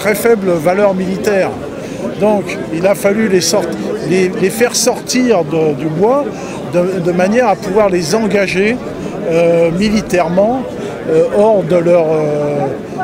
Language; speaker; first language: French; native; French